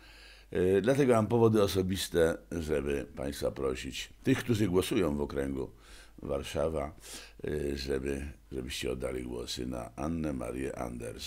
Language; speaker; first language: Polish; native; Polish